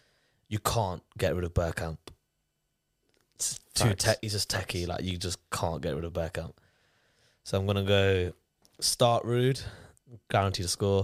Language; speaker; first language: English; native; English